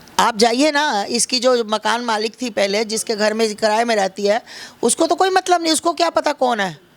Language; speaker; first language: Hindi; native; Hindi